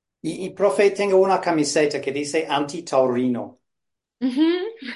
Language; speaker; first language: Spanish; non-native, fluent; English